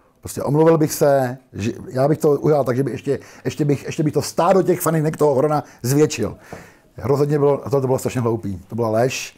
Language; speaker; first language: Czech; native; Czech